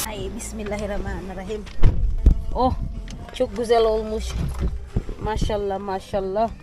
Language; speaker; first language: Turkish; non-native, learner; Filipino